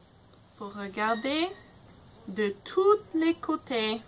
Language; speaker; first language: French; non-native, fluent; English